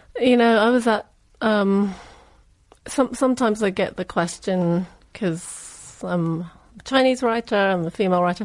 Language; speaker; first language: English; native; English